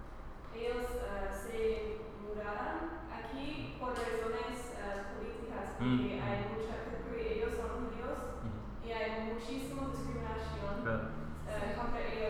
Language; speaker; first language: Spanish; non-native, learner; English